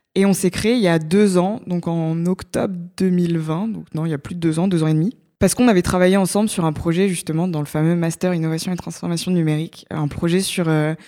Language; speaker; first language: French; native; French